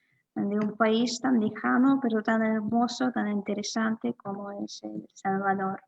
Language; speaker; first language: Spanish; non-native, fluent; Russian